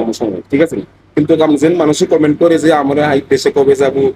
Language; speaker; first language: Bangla; non-native, fluent; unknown